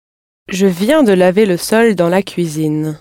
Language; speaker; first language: French; non-native, learner; English